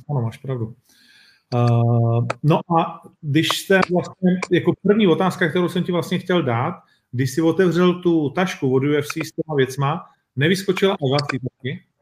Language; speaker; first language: Czech; native; Czech